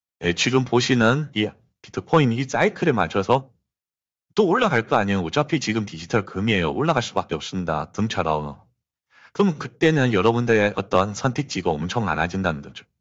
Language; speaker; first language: Korean; native; Korean